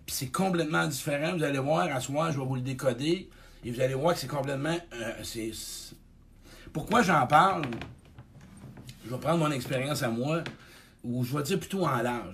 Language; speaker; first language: French; native; French